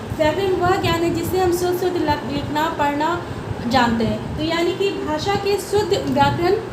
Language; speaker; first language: Hindi; native; Hindi